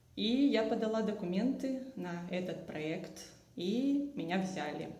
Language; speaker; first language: Russian; native; Russian